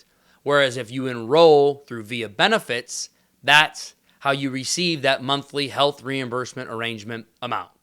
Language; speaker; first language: English; native; English